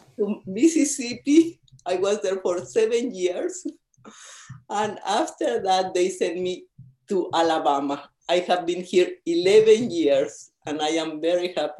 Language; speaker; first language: English; non-native, fluent; Spanish